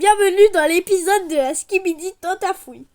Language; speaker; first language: French; native; French